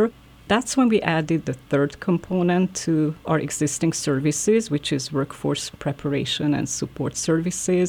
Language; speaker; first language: English; non-native, fluent; Hungarian